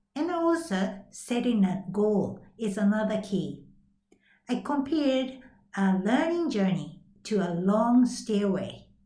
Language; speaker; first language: English; non-native, fluent; Japanese